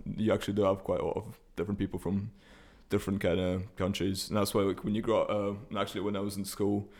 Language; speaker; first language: English; early bilingual, other home language; Russian